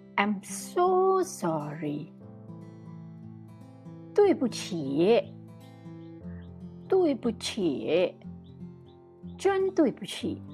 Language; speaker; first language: Chinese; non-native, fluent; Thai